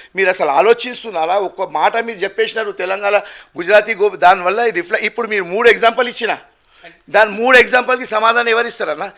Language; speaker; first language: Telugu; non-native, local second language; Gujarati